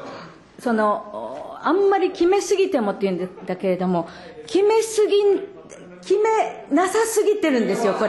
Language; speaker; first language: Japanese; native; Japanese